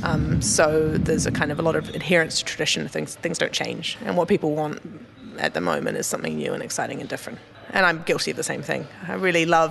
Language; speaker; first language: English; native; English